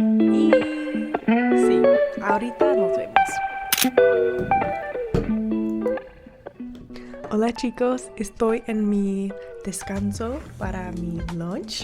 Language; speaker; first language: Spanish; non-native, learner; English